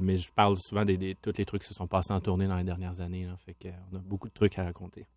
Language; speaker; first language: French; native; French